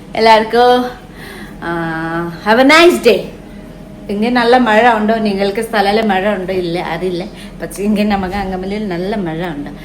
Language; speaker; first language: Malayalam; non-native, learner; Nepali